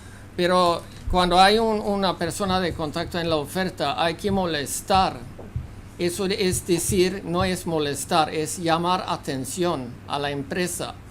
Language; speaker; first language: Spanish; non-native, fluent; Swedish